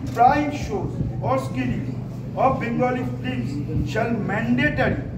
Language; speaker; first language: English; non-native, local second language; Bangla